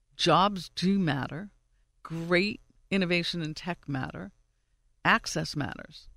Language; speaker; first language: English; native; English